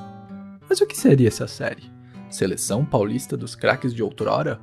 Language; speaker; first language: Portuguese; native; Portuguese